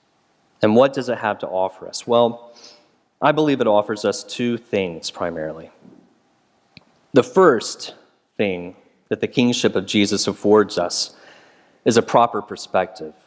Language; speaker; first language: English; native; English